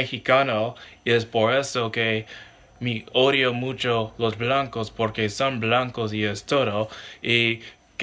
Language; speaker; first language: Spanish; non-native, learner; English